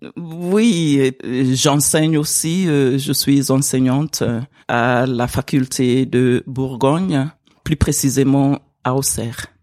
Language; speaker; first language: French; non-native, fluent; English